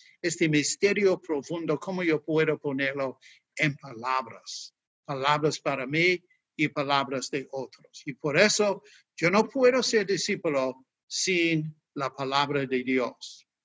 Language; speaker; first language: Spanish; non-native, fluent; English